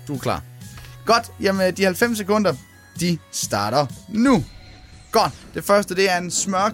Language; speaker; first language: Danish; native; Danish